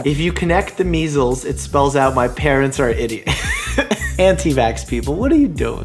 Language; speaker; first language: English; native; English